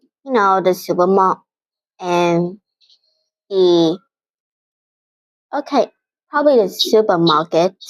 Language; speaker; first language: English; non-native, fluent; Vietnamese